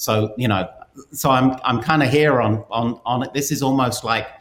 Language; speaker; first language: English; native; English